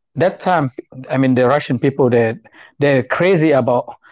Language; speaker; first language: English; non-native, learner; Lao